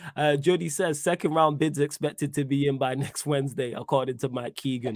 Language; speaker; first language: English; native; English